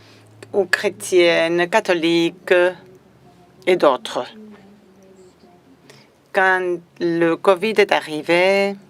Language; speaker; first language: French; non-native, fluent; Spanish